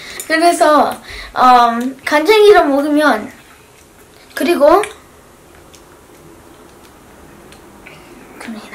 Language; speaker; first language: Korean; early bilingual, heritage; English